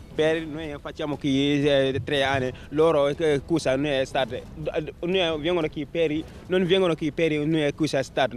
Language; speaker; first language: Italian; non-native, learner; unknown